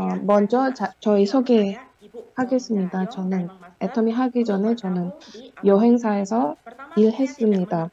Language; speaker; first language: Korean; non-native, fluent; Indonesian